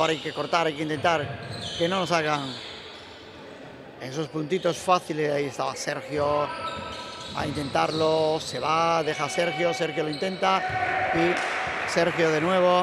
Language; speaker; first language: Spanish; native; Spanish